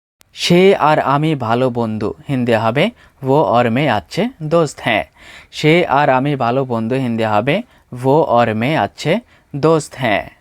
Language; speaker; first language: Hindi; non-native, fluent; Bangla